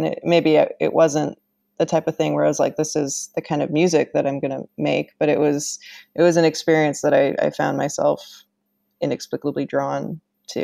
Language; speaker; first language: English; native; English